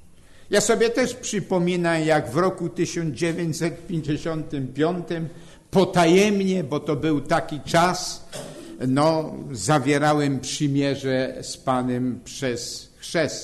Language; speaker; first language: Polish; native; Polish